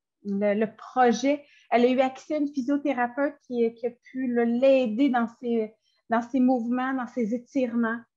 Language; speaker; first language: French; native; French